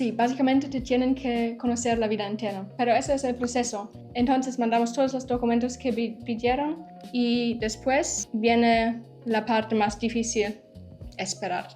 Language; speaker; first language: Spanish; non-native, fluent; German